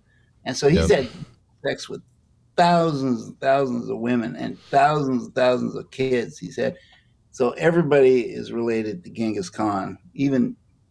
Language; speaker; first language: English; native; English